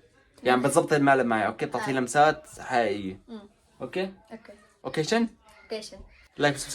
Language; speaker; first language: Arabic; native; Arabic